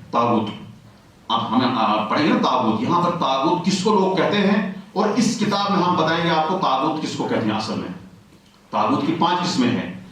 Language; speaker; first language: Urdu; non-native, local second language; Kashmiri